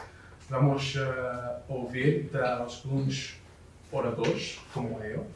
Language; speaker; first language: Portuguese; non-native, learner; English